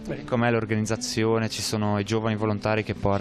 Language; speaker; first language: Italian; native; Italian